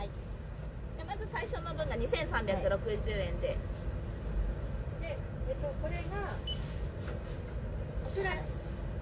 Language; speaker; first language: Japanese; native; Japanese